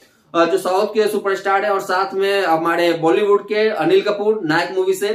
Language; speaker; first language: Hindi; native; Hindi